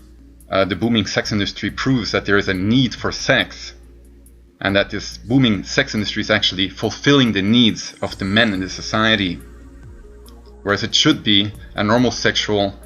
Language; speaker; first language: English; non-native, fluent; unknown